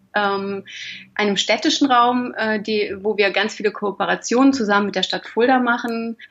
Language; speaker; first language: German; native; German